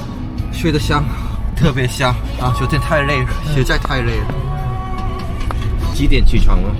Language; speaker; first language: Chinese; non-native, fluent; Korean